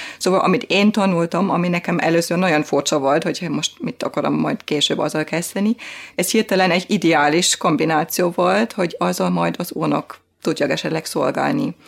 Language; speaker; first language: Hungarian; non-native, fluent; German